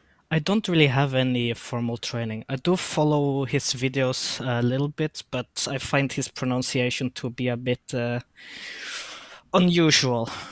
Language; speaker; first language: English; non-native, fluent; Norwegian